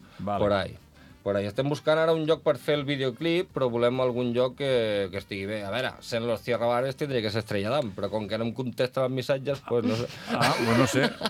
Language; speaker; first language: Catalan; non-native, local second language; Spanish